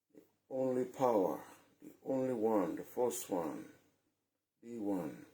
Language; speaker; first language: English; non-native, local second language; Yoruba